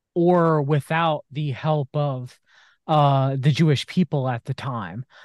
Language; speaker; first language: English; native; English